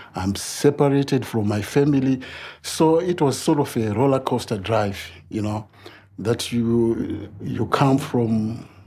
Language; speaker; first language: English; non-native, local second language; Shona